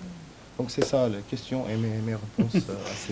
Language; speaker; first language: French; non-native, fluent; Arabic